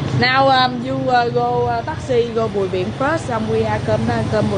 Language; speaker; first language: English; non-native, learner; Vietnamese